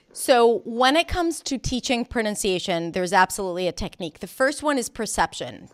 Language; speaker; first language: English; non-native, fluent; Hebrew